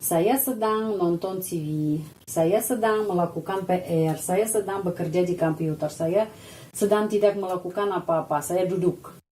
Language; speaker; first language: Indonesian; non-native, fluent; Russian